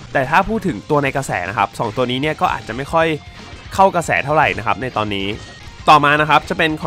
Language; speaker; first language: Thai; native; Thai